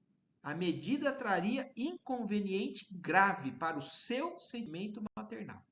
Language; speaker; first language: Portuguese; native; Portuguese